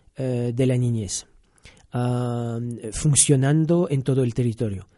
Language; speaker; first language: Spanish; non-native, fluent; French